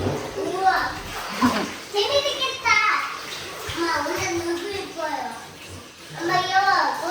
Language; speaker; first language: Korean; early bilingual, other home language; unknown